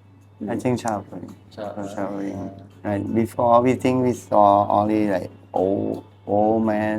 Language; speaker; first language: English; non-native, learner; Thai